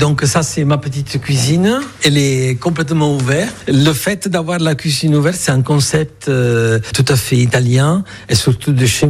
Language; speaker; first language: French; non-native, fluent; Italian